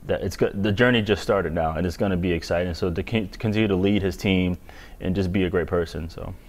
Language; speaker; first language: English; native; English